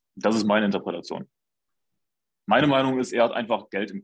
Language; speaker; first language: German; native; German